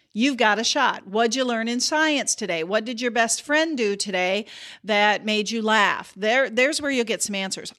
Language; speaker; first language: English; native; English